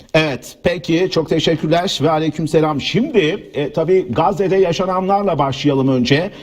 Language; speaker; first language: Turkish; native; Turkish